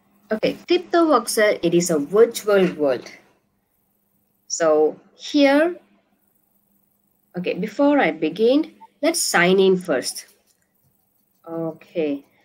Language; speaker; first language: English; non-native, local second language; Tamil